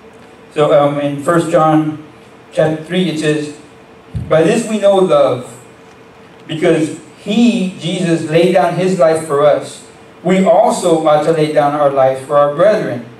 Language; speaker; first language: English; native; English